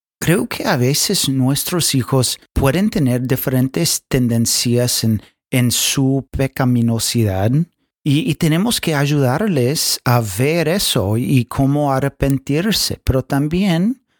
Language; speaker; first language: Spanish; non-native, fluent; English